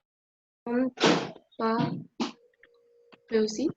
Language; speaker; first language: French; non-native, learner; Spanish